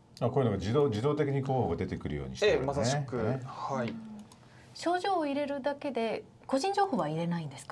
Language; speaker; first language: Japanese; native; Japanese